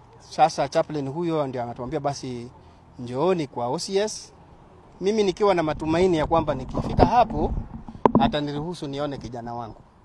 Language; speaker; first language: Swahili; non-native, local second language; Luo (Kenya and Tanzania)